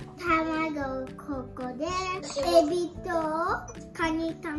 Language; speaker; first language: Japanese; early bilingual, heritage; Japanese